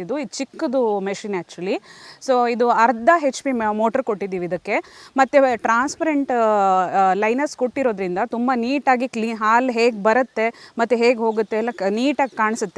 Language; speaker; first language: Kannada; native; Kannada